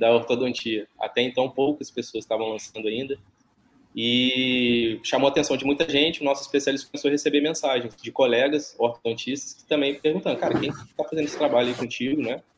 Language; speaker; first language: Portuguese; native; Portuguese